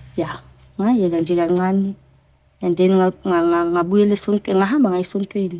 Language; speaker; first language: Zulu; native; Zulu